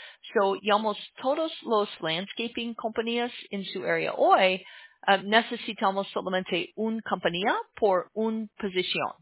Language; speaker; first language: Spanish; non-native, learner; English